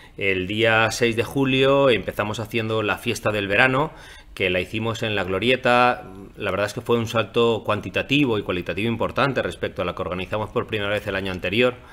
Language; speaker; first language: Spanish; non-native, local second language; Catalan